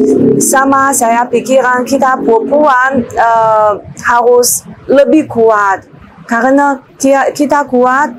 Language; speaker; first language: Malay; non-native, learner; Chinese